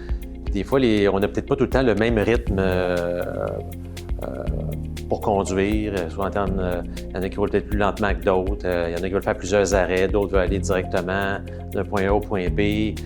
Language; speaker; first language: French; native; French